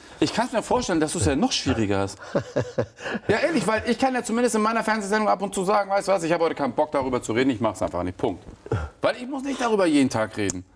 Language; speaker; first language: German; early bilingual, other home language; Turkish